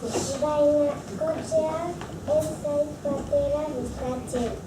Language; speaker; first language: Basque; non-native, local second language; Spanish